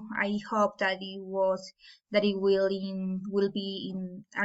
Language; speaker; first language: English; non-native, learner; Spanish